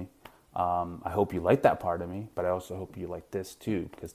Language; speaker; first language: English; native; English